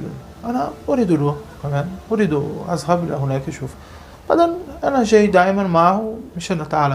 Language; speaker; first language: Arabic; non-native, learner; Portuguese